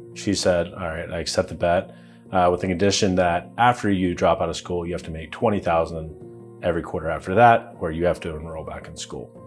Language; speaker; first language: English; native; English